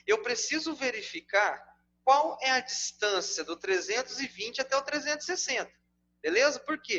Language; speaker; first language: Portuguese; native; Portuguese